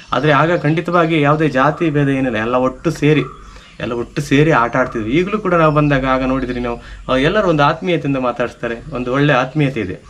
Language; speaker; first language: Kannada; native; Kannada